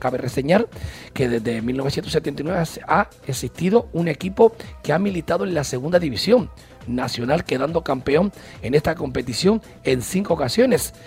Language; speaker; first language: Spanish; native; Spanish